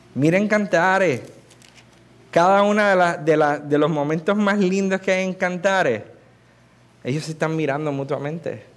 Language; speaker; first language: Spanish; native; Spanish